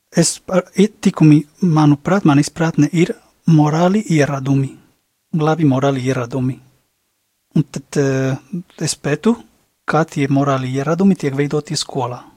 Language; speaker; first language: Latvian; non-native, fluent; Spanish